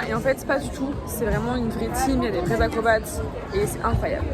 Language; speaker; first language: French; native; French